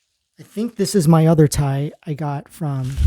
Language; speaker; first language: English; native; English